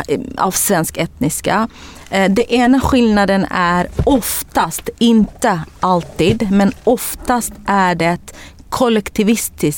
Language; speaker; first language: Swedish; non-native, fluent; Kurdish